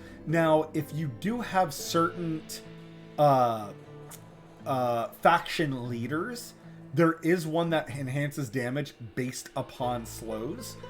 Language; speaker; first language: English; native; English